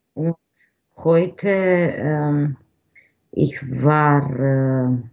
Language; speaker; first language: German; non-native, learner; Romanian